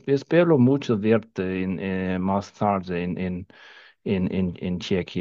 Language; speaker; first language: Spanish; non-native, fluent; Danish